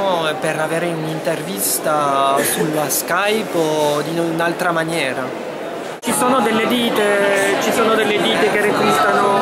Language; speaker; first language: Italian; non-native, fluent; French